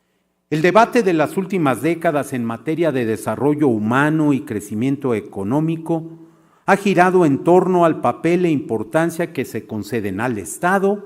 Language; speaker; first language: Spanish; native; Spanish